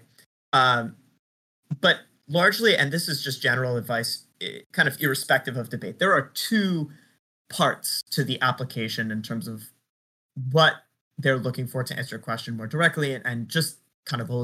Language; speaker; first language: English; native; English